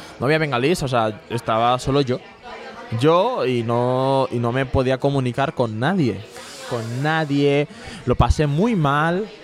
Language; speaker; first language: Spanish; early bilingual, other home language; Bangla